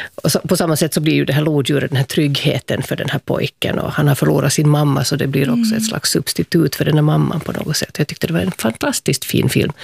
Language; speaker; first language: Swedish; native; Swedish